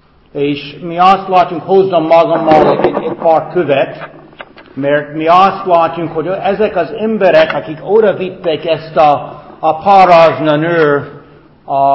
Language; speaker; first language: Hungarian; non-native, fluent; English